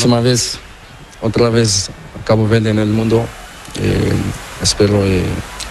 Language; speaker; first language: Spanish; non-native, learner; Portuguese